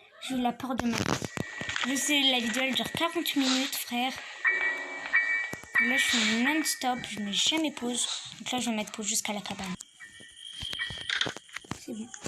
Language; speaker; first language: French; native; French